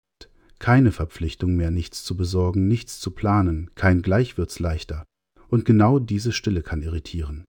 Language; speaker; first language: German; native; German